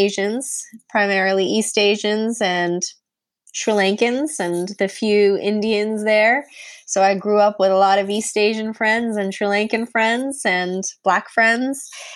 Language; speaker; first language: English; non-native, fluent; Punjabi